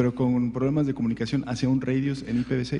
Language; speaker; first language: Spanish; native; Spanish